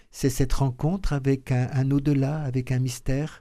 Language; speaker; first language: French; native; French